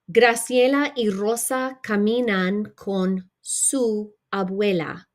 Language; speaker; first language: Spanish; non-native, fluent; English